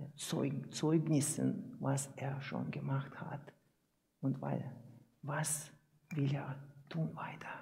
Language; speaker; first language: German; non-native, learner; Russian